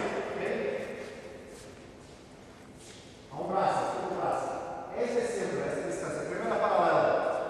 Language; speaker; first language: Spanish; non-native, learner; Portuguese